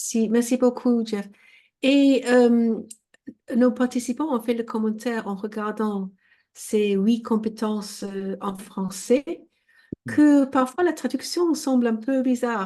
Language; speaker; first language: French; non-native, fluent; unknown